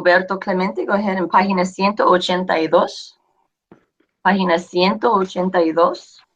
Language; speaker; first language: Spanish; non-native, fluent; English